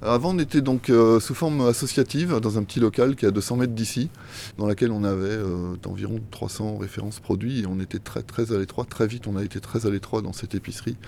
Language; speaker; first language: French; native; French